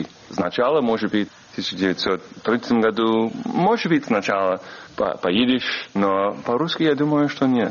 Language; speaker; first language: Russian; non-native, learner; English